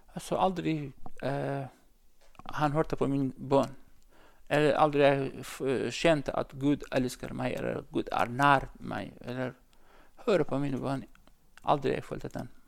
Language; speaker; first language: Norwegian; non-native, learner; Central Kurdish